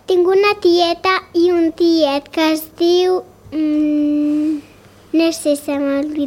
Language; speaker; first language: Catalan; non-native, local second language; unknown